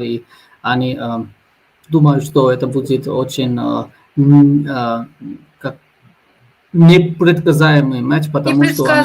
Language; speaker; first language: Russian; non-native, learner; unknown